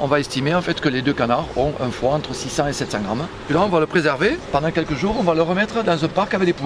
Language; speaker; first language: French; native; French